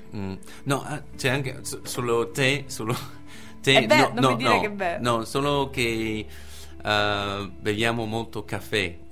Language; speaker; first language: Italian; non-native, fluent; English